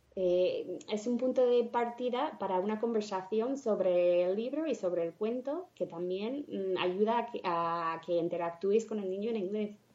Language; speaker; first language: Spanish; non-native, fluent; English